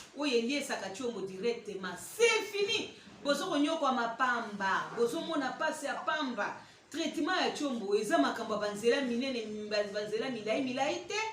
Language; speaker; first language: Lingala; native; Lingala